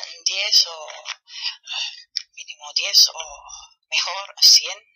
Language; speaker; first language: Spanish; non-native, learner; German